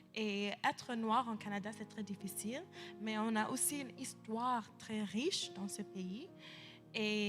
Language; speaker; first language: French; early bilingual, heritage; English